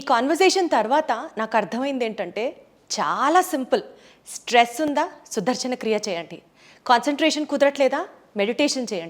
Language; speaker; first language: Telugu; native; Telugu